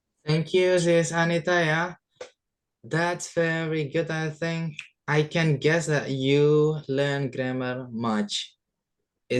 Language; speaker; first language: English; non-native, fluent; Indonesian